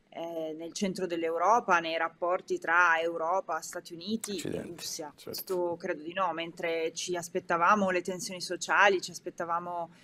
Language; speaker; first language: Italian; native; Italian